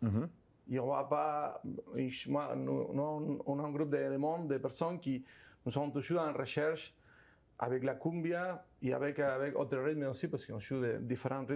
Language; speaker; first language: French; non-native, learner; Spanish